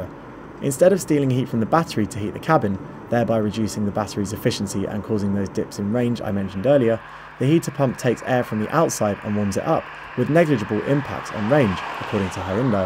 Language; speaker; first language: English; native; English